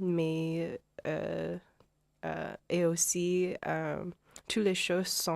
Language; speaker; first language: French; non-native, learner; English